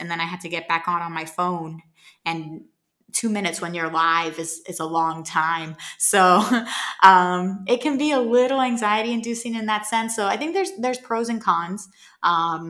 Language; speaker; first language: English; native; English